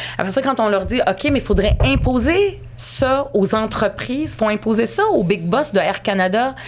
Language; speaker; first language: French; early bilingual, other home language; Arabic